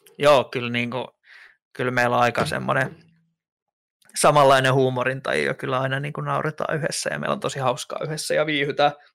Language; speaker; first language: Finnish; native; Finnish